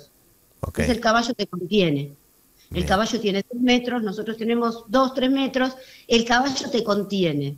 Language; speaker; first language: Spanish; native; Spanish